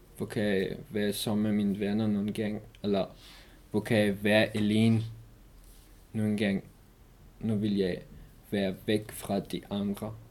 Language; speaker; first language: Danish; non-native, learner; Persian